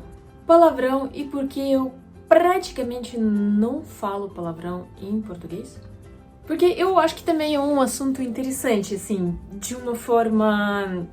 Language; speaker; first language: Portuguese; non-native, fluent; Russian